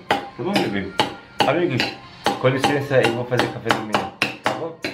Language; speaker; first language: Portuguese; non-native, learner; Turkish